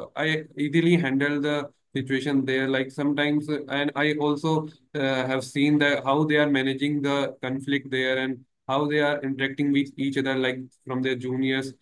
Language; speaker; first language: English; non-native, local second language; Hindi